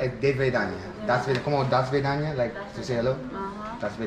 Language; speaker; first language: Spanish; non-native, learner; Portuguese